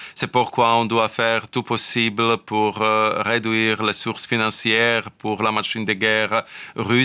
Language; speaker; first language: French; non-native, fluent; Slovak